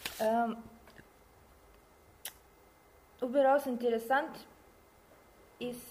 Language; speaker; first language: German; non-native, learner; Russian